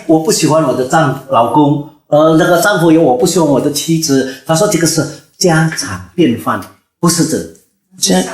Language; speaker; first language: Chinese; early bilingual, heritage; Chinese